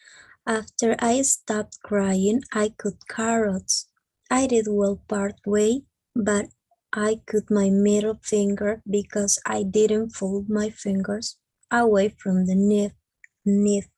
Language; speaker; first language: English; non-native, learner; Spanish